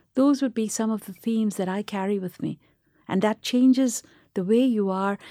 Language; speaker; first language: English; non-native, local second language; Tamil